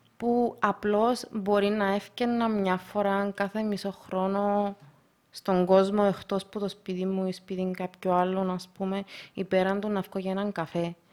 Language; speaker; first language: Greek; early bilingual, other home language; Russian